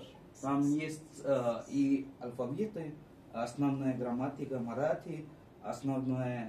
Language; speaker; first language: Russian; non-native, fluent; Marathi